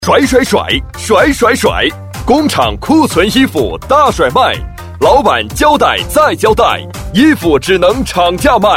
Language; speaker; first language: Chinese; native; Chinese